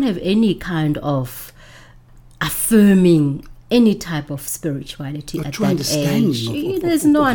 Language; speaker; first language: English; non-native, local second language; Northern Sotho